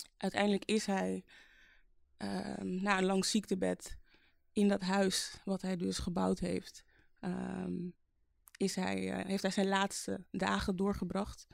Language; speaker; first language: Dutch; early bilingual, other home language; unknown